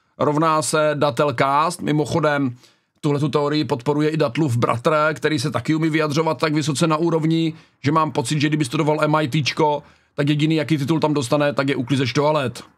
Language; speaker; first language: Czech; native; Czech